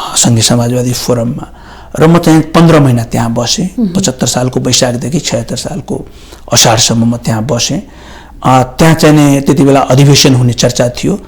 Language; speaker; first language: Nepali; non-native, local second language; Maithili